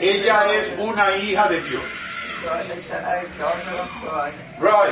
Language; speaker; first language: Spanish; non-native, fluent; English